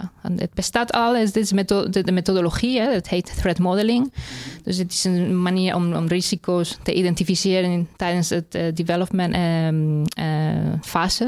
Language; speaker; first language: Dutch; non-native, fluent; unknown